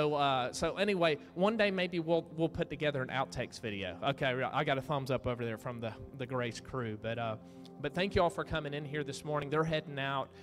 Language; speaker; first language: English; native; English